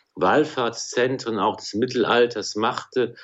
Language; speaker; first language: German; native; German